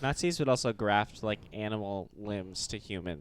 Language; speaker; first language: English; native; English